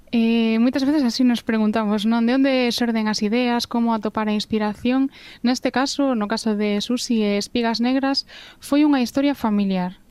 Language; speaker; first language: Galician; native; Galician